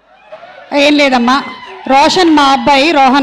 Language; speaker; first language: Telugu; native; Telugu